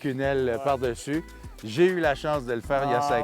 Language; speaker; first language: French; native; French